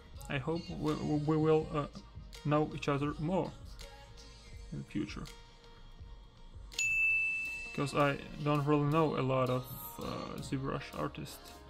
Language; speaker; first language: English; non-native, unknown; Russian